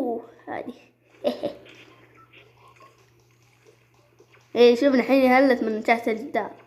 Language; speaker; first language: Arabic; native; Arabic